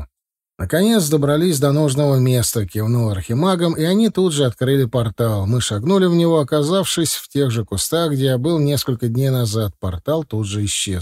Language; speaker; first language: Russian; native; Russian